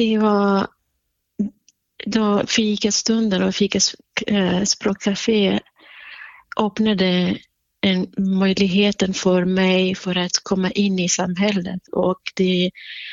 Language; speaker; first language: Swedish; non-native, fluent; Central Kurdish